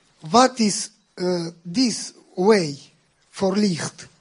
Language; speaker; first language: Dutch; non-native, learner; Romanian